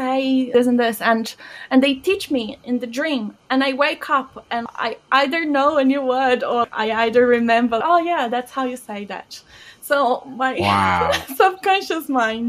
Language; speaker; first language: English; non-native, fluent; Bulgarian